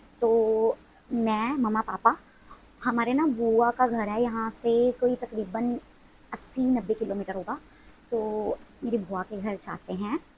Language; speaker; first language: Hindi; non-native, local second language; Punjabi